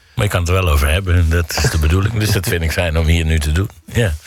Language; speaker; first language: Dutch; native; Dutch